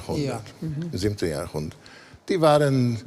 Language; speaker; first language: German; non-native, fluent; Polish